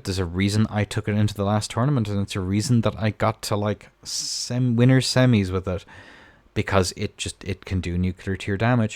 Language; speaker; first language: English; native; English